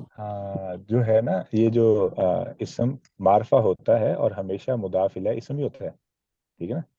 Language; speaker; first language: Urdu; native; Urdu